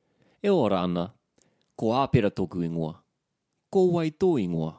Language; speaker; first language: Māori; non-native, learner; English